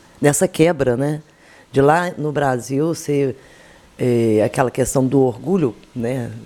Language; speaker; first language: Portuguese; native; Portuguese